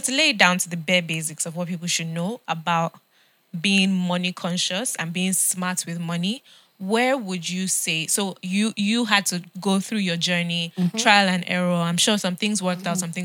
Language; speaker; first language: English; non-native, local second language; Yoruba